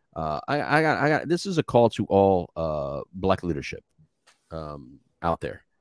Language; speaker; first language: English; native; English